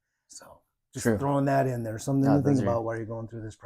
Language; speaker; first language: English; native; English